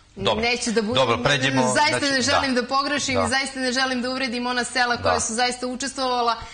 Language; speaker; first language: Serbian; native; Serbian